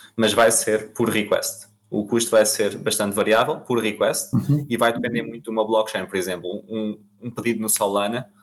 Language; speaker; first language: Portuguese; native; Portuguese